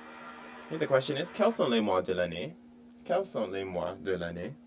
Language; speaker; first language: French; non-native, fluent; English